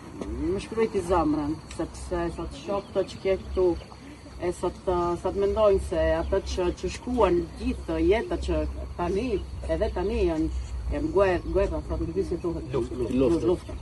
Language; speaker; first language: Albanian; early bilingual, heritage; Albanian